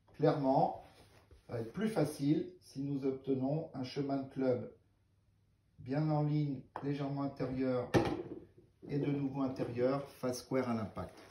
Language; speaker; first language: French; native; French